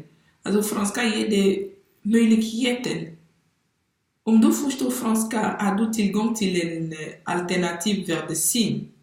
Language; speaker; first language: Swedish; non-native, fluent; French